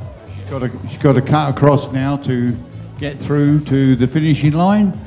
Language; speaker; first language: English; native; English